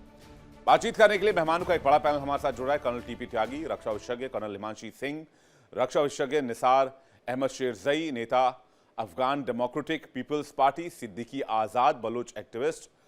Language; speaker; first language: Hindi; native; Hindi